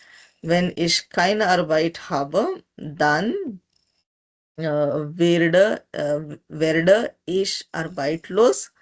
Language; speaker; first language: German; non-native, learner; Hindi